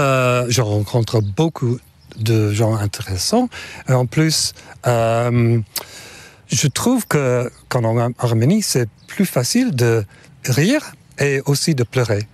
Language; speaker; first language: French; non-native, fluent; English